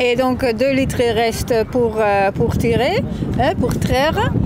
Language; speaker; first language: French; non-native, fluent; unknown